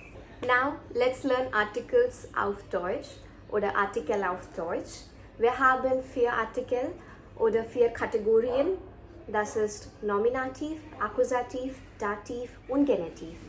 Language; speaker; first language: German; non-native, fluent; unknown